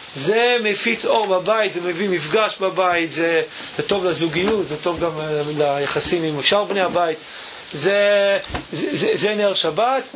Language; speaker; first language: Hebrew; native; Hebrew